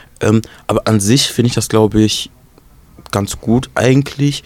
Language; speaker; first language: German; native; German